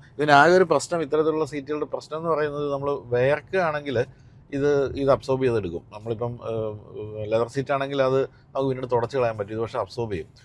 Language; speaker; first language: Malayalam; native; Malayalam